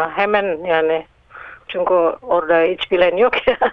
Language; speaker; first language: Turkish; non-native, learner; Indonesian